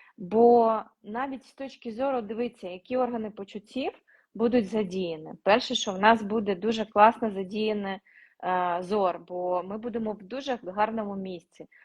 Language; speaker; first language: Ukrainian; non-native, local second language; Russian